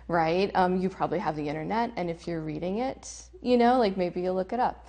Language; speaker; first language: English; native; English